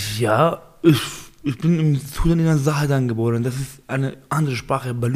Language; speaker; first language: German; non-native, learner; Baluchi